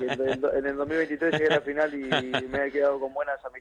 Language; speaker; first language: Spanish; native; Spanish